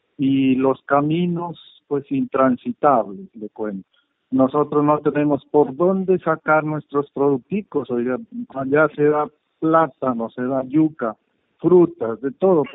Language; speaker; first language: Spanish; native; Spanish